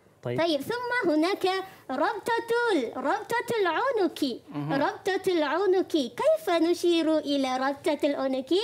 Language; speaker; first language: Arabic; non-native, fluent; Malay